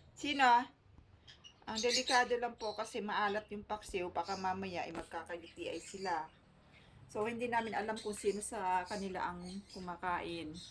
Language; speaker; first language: Filipino; non-native, local second language; Cebuano